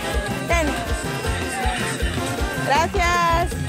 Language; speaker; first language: Spanish; native; Spanish